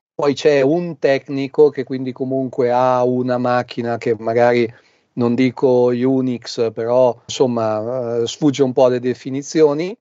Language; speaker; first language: Italian; native; Italian